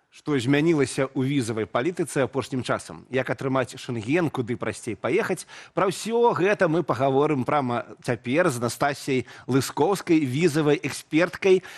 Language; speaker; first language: Belarusian; non-native, local second language; Russian